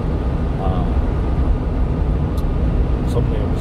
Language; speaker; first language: Korean; native; Korean